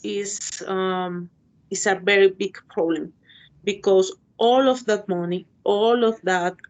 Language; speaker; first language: English; non-native, learner; Spanish